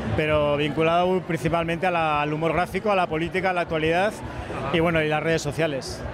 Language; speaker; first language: Spanish; native; Spanish